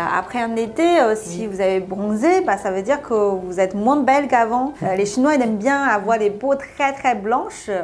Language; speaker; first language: French; non-native, fluent; Chinese